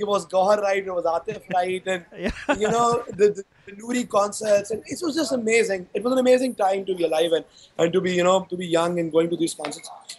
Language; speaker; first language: English; non-native, local second language; Urdu